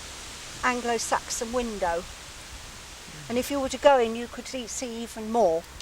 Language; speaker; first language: English; native; English